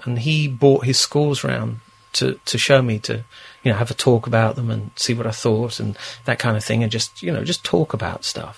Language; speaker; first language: English; native; English